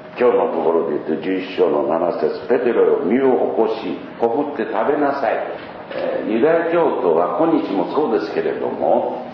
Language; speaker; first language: Japanese; native; Japanese